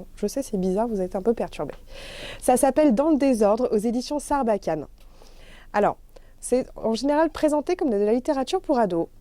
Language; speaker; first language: French; native; French